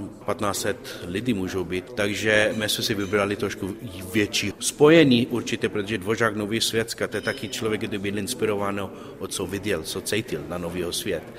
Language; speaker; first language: Czech; non-native, learner; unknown